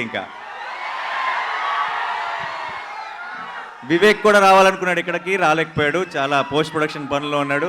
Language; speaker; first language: Telugu; native; Telugu